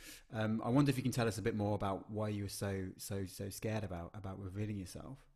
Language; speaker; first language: English; native; English